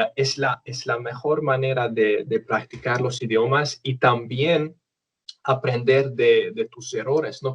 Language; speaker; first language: Spanish; non-native, fluent; Romanian